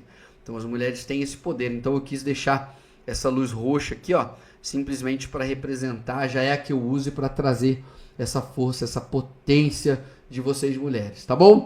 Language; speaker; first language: Portuguese; native; Portuguese